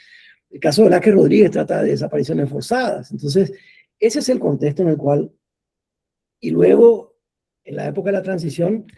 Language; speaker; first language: Spanish; native; Spanish